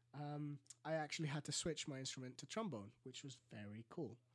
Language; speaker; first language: English; early bilingual, other home language; Greek